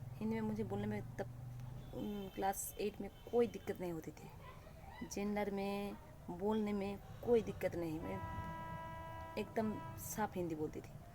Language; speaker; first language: Hindi; non-native, local second language; Bangla